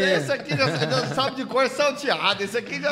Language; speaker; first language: Portuguese; native; Portuguese